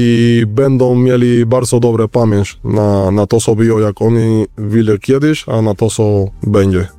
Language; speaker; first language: Polish; non-native, learner; Spanish